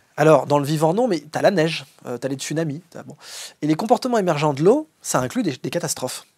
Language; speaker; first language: French; native; French